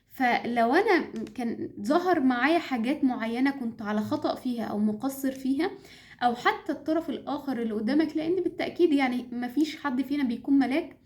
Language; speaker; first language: Arabic; native; Arabic